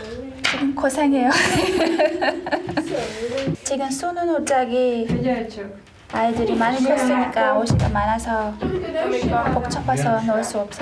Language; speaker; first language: Korean; non-native, learner; Hungarian